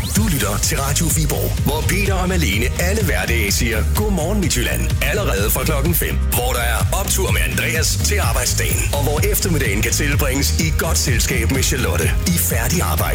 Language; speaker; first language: Danish; native; Danish